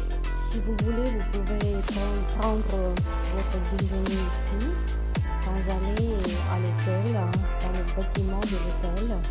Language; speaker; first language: French; non-native, learner; Russian